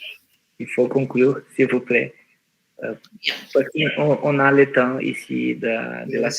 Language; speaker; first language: French; non-native, fluent; Portuguese